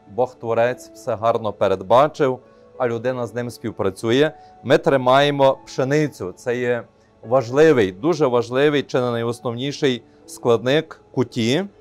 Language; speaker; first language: Ukrainian; native; Ukrainian